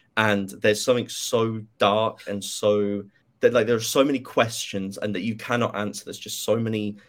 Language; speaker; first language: English; native; English